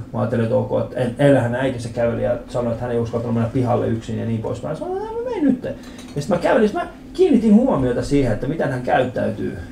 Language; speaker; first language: Finnish; early bilingual, other home language; Persian